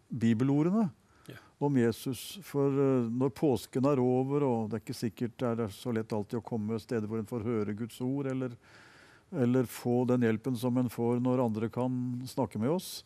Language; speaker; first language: Norwegian; native; Norwegian